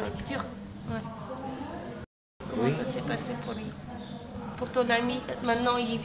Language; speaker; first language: French; native; French